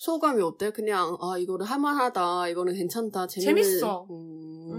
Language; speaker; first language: Korean; non-native, learner; Chinese